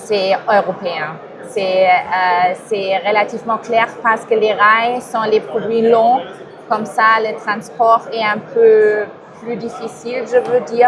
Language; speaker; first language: French; non-native, fluent; German